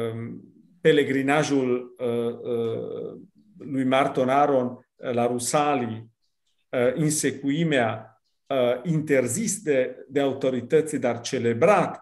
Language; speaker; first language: Romanian; non-native, fluent; Italian